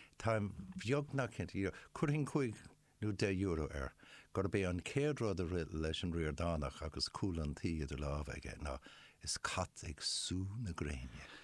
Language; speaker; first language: Irish; non-native, local second language; English